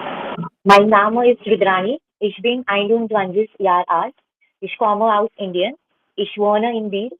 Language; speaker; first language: German; non-native, learner; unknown